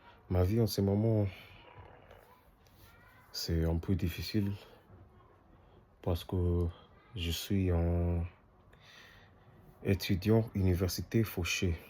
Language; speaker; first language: French; non-native, learner; English